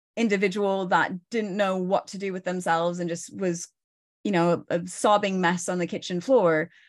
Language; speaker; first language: English; native; English